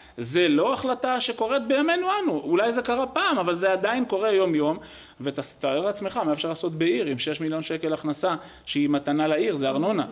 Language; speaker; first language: Hebrew; native; Hebrew